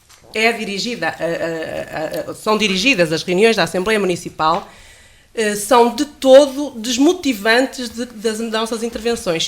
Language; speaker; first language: Portuguese; native; Portuguese